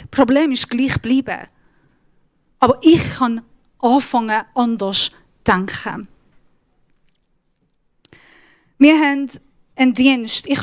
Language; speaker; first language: German; non-native, fluent; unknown